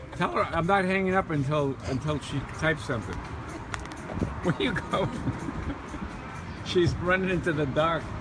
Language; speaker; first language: English; native; English